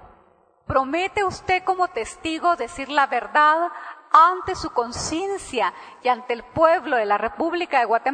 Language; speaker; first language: Spanish; native; Spanish